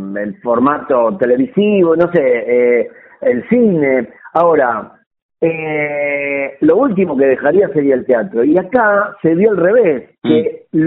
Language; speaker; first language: Spanish; native; Spanish